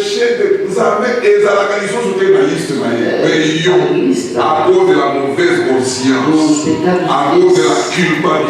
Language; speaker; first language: French; non-native, local second language; Lingala